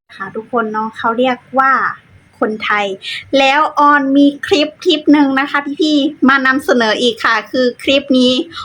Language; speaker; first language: Thai; native; Thai